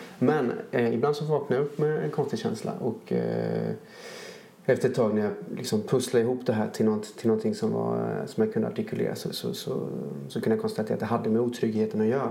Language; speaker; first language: Swedish; native; Swedish